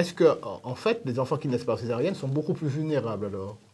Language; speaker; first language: French; native; French